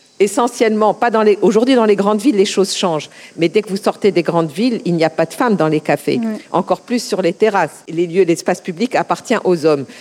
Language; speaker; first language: French; non-native, local second language; Arabic